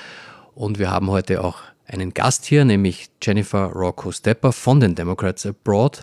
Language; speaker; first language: German; native; German